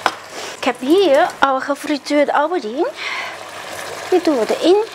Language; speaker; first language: Dutch; non-native, fluent; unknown